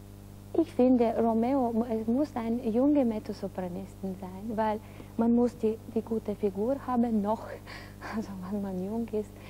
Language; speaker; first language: German; non-native, fluent; Bulgarian